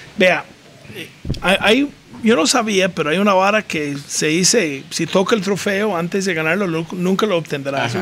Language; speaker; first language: Spanish; non-native, fluent; English